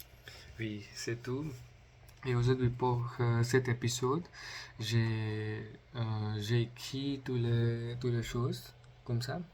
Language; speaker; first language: French; non-native, learner; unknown